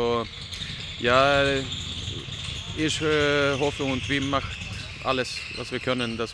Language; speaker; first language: German; non-native, learner; Swedish